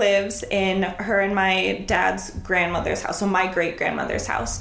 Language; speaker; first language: English; early bilingual, other home language; Spanish